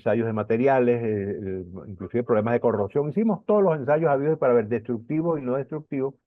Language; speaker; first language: Spanish; native; Spanish